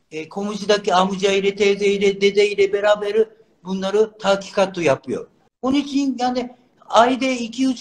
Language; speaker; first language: Turkish; non-native, learner; Japanese